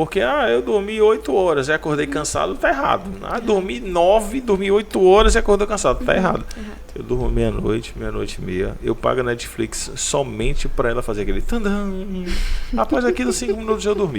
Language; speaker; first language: Portuguese; native; Portuguese